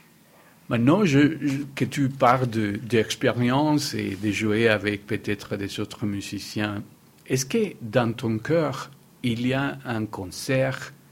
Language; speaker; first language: French; non-native, fluent; Spanish